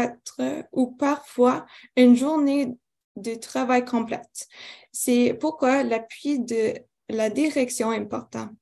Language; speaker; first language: French; non-native, local second language; English